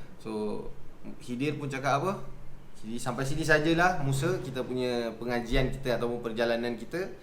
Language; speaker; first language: Malay; native; Malay